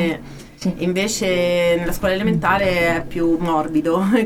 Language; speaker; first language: Italian; native; Italian